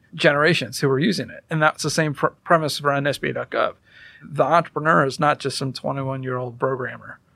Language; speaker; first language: English; early bilingual, other home language; Hindi